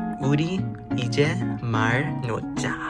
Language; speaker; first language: Korean; non-native, learner; English